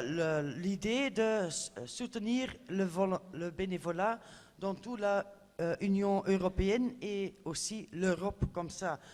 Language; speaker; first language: French; non-native, fluent; Dutch